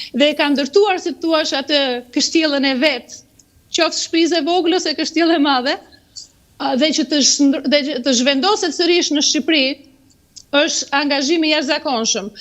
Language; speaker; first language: Albanian; native; Albanian